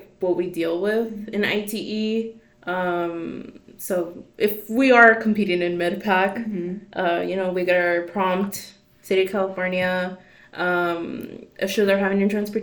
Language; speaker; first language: English; early bilingual, other home language; Spanish